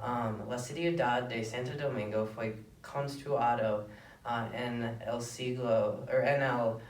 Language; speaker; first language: Spanish; non-native, learner; English